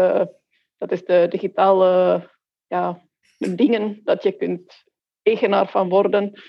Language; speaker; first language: Dutch; non-native, fluent; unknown